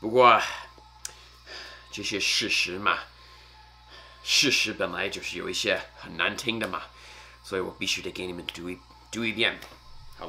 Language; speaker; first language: Chinese; non-native, fluent; English